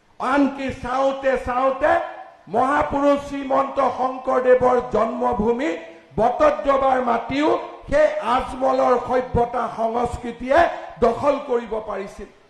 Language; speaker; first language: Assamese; native; Assamese